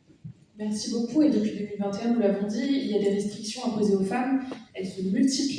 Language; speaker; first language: French; native; French